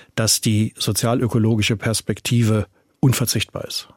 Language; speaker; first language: German; native; German